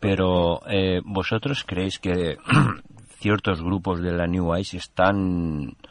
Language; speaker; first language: Spanish; non-native, local second language; Catalan